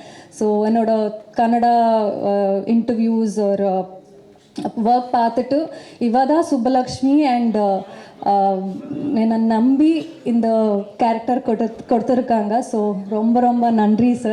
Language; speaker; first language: Tamil; non-native, learner; Kannada